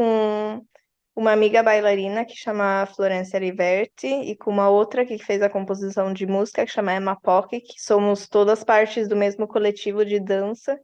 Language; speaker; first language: Portuguese; early bilingual, heritage; Portuguese